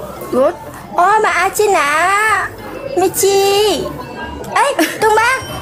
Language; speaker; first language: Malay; non-native, learner; Vietnamese